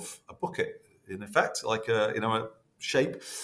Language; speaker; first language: English; native; English